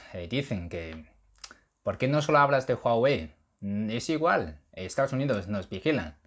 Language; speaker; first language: Spanish; non-native, fluent; Chinese